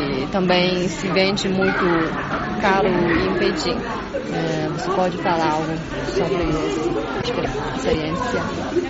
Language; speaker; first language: Portuguese; non-native, learner; Chinese